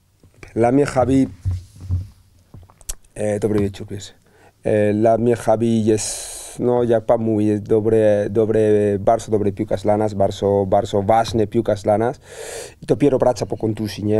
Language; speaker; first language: Polish; non-native, learner; Spanish